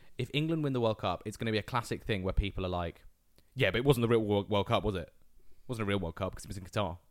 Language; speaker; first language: English; native; English